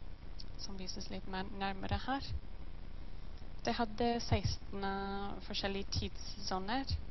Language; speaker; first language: Norwegian; non-native, learner; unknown